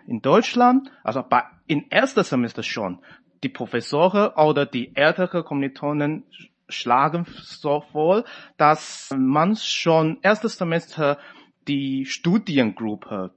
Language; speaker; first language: German; non-native, fluent; Chinese